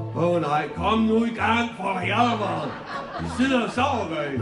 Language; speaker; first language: Danish; native; Danish